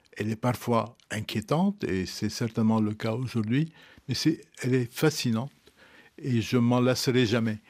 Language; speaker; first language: French; non-native, local second language; Arabic